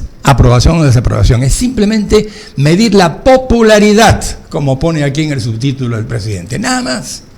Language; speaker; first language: Spanish; native; Spanish